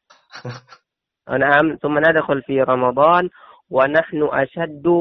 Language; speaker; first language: Arabic; non-native, learner; Indonesian